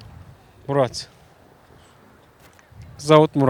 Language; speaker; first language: Russian; non-native, learner; Turkish